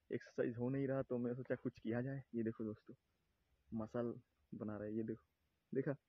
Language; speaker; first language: Hindi; non-native, local second language; Bangla